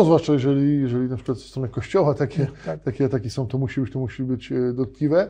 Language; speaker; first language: Polish; native; Polish